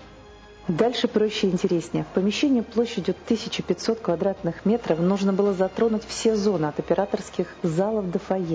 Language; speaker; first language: Russian; native; Russian